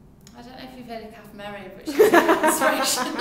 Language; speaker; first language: English; native; English